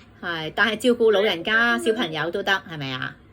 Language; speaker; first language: Cantonese; native; Cantonese